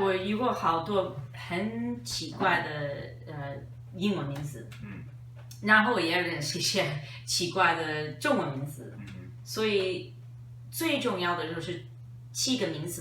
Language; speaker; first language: Chinese; non-native, fluent; English